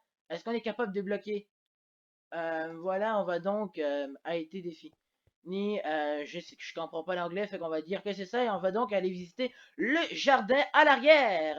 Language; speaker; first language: French; native; French